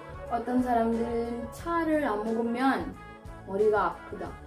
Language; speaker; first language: Korean; non-native, learner; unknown